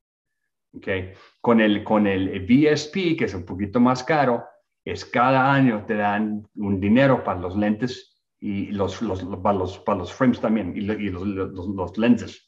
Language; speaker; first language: Spanish; early bilingual, other home language; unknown